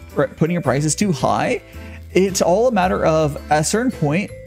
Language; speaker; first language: English; native; English